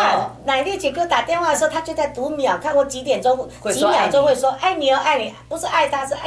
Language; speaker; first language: Chinese; native; Chinese